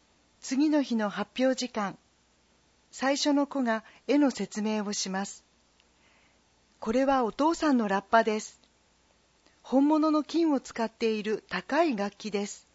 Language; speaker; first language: Japanese; non-native, fluent; Korean